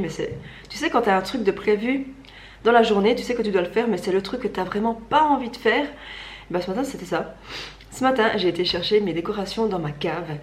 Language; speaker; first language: French; native; French